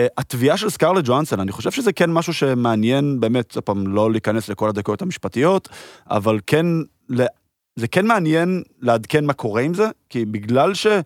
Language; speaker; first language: Hebrew; early bilingual, heritage; Hebrew